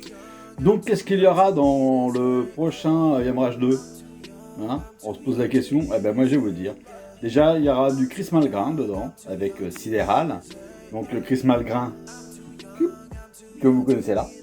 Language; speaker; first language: French; native; French